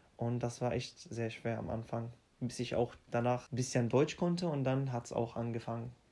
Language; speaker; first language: German; non-native, fluent; Arabic